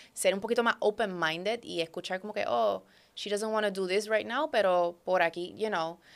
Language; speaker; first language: Spanish; early bilingual, other home language; Dutch